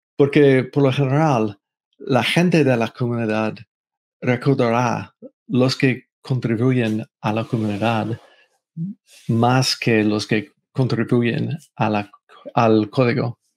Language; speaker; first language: Spanish; non-native, fluent; English